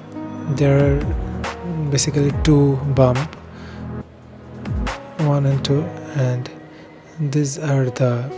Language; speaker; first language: English; non-native, fluent; Bangla